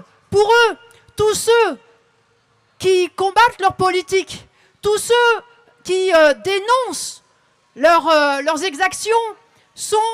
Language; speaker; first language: French; native; French